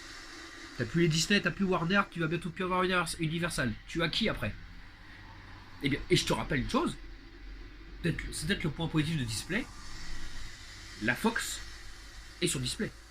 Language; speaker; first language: French; native; French